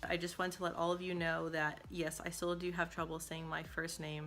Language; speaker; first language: English; native; English